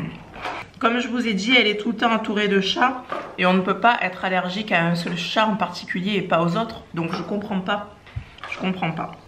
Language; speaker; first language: French; native; French